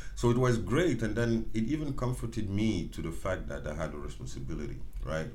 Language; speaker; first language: English; non-native, local second language; French